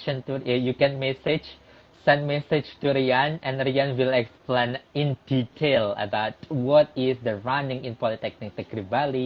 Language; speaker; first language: English; non-native, local second language; Indonesian